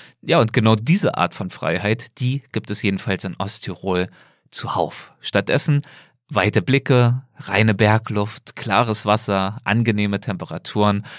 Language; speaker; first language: German; native; German